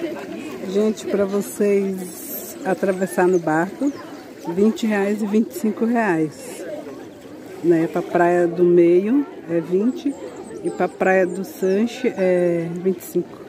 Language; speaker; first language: Portuguese; native; Portuguese